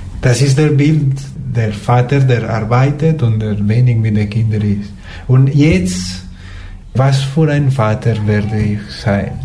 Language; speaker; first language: German; non-native, fluent; Spanish